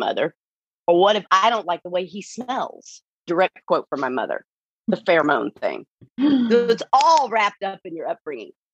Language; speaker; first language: English; native; English